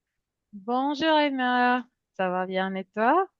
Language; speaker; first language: French; non-native, fluent; Spanish